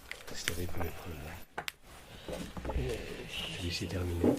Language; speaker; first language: French; native; French